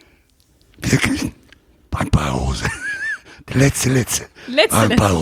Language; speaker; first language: German; non-native, learner; Italian